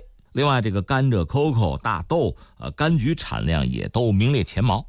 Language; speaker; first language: Chinese; native; Chinese